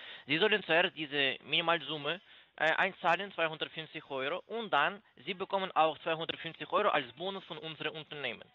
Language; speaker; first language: German; non-native, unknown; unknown